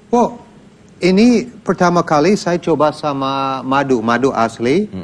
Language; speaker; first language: Indonesian; non-native, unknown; English